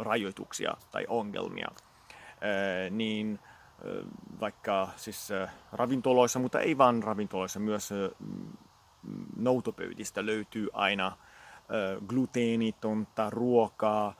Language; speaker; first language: Finnish; non-native, fluent; Italian